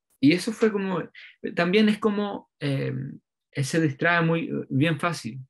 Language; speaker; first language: Spanish; early bilingual, heritage; Norwegian